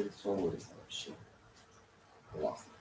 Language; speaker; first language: Russian; native; Russian